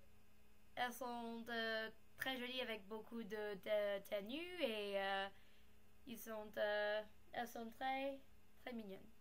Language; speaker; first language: French; non-native, learner; English